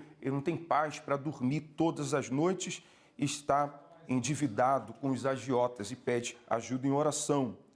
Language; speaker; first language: Portuguese; native; Portuguese